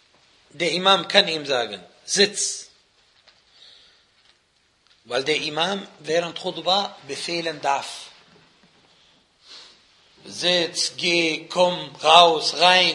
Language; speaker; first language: German; non-native, fluent; Arabic